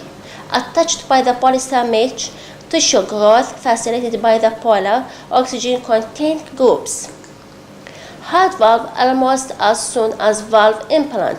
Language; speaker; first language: English; non-native, local second language; Arabic